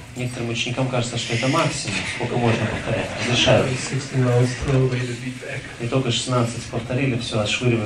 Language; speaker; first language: Russian; native; Russian